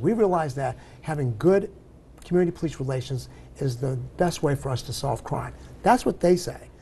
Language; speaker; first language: English; native; English